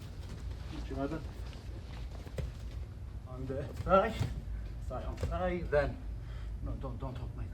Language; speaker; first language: English; non-native, fluent; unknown